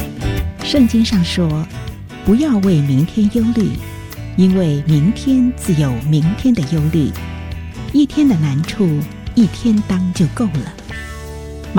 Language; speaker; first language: Chinese; native; Chinese